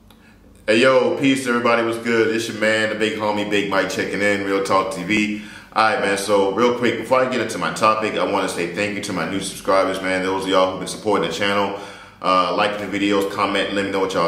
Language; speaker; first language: English; native; English